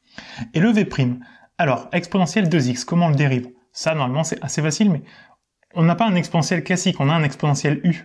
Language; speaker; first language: French; native; French